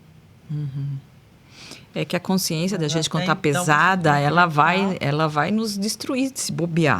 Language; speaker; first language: Portuguese; native; Portuguese